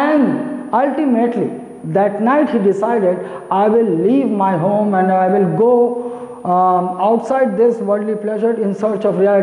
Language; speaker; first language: English; non-native, local second language; Hindi